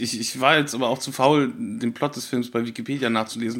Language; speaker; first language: German; native; German